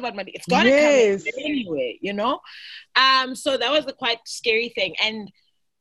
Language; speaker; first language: English; non-native, local second language; Xhosa